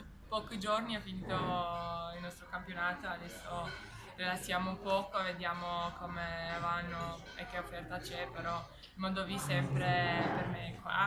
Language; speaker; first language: Italian; non-native, learner; Albanian